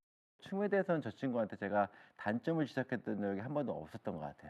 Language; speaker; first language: Korean; native; Korean